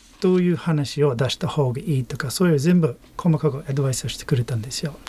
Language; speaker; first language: Japanese; native; Japanese